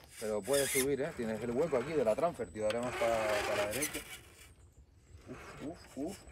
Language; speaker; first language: Spanish; native; Spanish